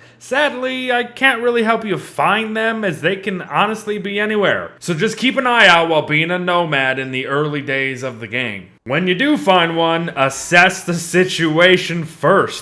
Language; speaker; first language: English; native; English